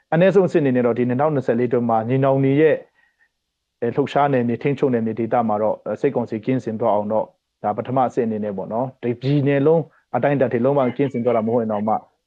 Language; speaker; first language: Burmese; non-native, local second language; Hakha Chin